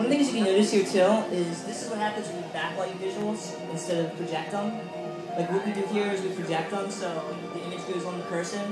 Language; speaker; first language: English; native; English